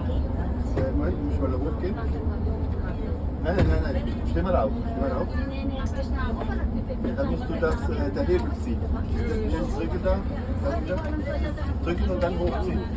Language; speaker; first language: German; native; German